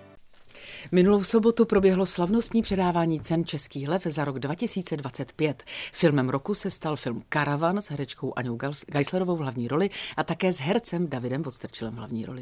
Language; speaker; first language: Czech; native; Czech